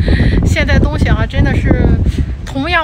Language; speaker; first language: Chinese; native; Chinese